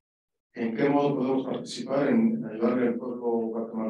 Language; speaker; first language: Spanish; early bilingual, other home language; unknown